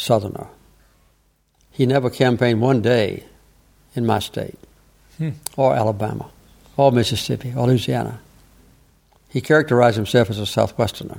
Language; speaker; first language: English; native; English